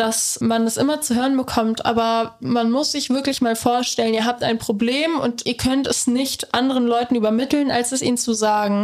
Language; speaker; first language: German; native; German